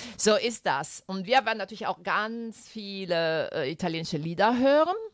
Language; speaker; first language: German; early bilingual, other home language; Italian